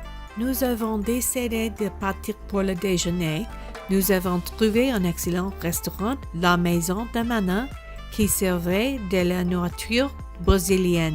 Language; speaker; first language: French; non-native, learner; English